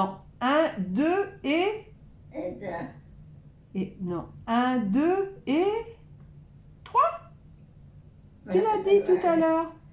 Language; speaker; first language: French; native; French